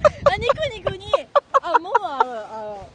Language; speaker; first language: Korean; non-native, learner; Japanese